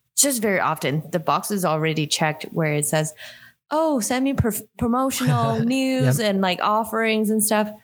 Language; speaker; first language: English; non-native, local second language; Cantonese